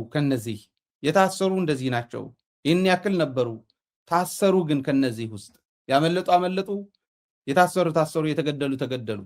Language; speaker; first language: Amharic; non-native, local second language; Tigrinya